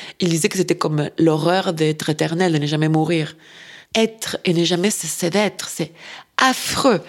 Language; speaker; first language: French; non-native, fluent; Spanish